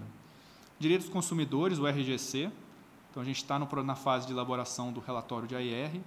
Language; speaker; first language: Portuguese; native; Portuguese